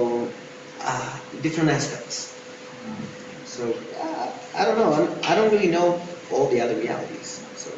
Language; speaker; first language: English; non-native, fluent; Spanish